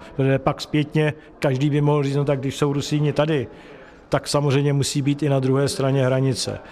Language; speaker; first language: Czech; native; Czech